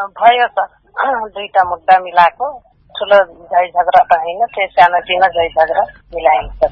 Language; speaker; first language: Nepali; non-native, local second language; Dangaura Tharu